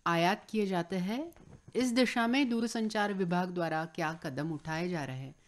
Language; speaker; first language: Hindi; non-native, local second language; Marathi